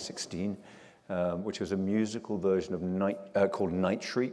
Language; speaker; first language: English; native; English